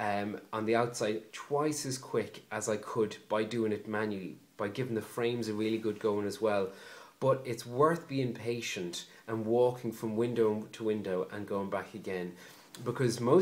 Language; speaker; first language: English; native; English